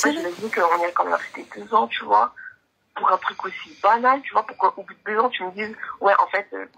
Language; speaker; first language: French; native; French